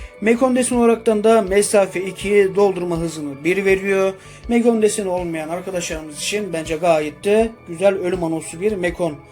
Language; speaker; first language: Turkish; native; Turkish